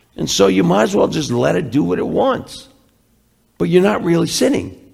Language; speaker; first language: English; native; English